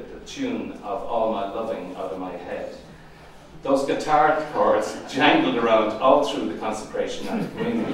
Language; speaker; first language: English; native; English